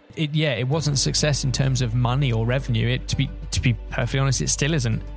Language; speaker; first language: English; native; English